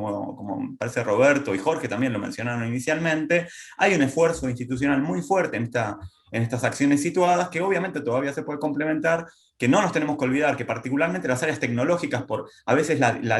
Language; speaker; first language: Spanish; native; Spanish